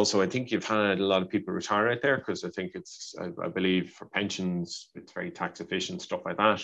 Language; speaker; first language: English; native; English